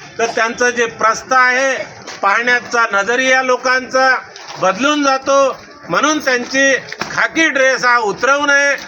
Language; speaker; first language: Marathi; non-native, local second language; Gondi